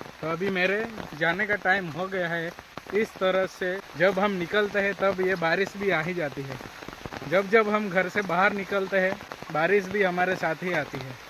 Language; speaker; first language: Hindi; non-native, local second language; Gujarati